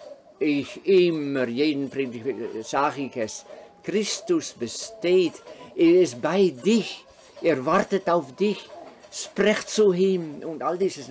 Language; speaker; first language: German; non-native, fluent; Dutch